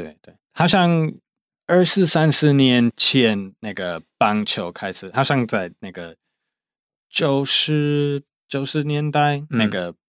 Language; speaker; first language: Chinese; non-native, fluent; English